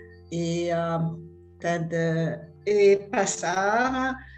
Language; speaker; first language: Portuguese; non-native, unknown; French